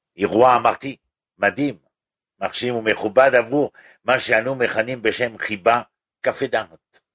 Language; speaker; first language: Hebrew; non-native, fluent; French